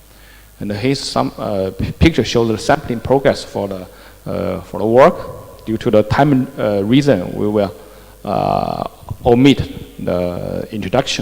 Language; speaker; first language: English; non-native, fluent; Chinese